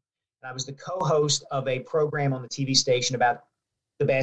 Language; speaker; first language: English; native; English